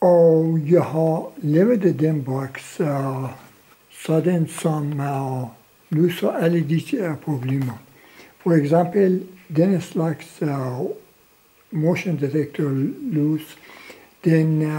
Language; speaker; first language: Danish; non-native, local second language; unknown